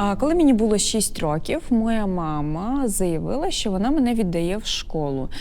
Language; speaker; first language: Ukrainian; non-native, local second language; Romany